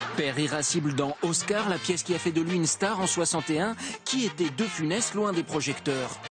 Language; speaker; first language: French; native; French